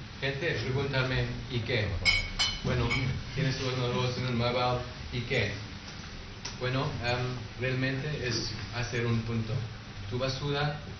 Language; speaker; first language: Spanish; non-native, learner; English